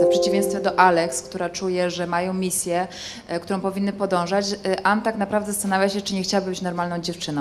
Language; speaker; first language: Polish; native; Polish